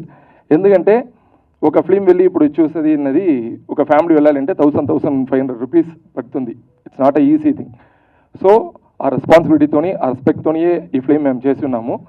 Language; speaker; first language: Telugu; early bilingual, heritage; Telugu